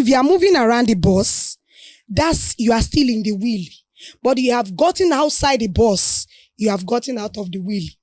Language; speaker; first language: English; non-native, local second language; Yoruba